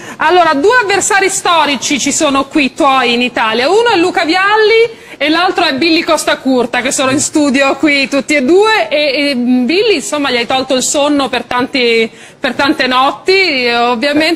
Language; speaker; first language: Italian; native; Italian